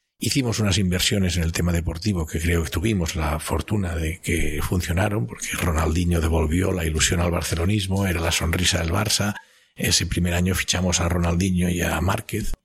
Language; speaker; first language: Spanish; non-native, local second language; Catalan